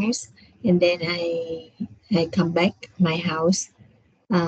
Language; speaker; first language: English; non-native, learner; Vietnamese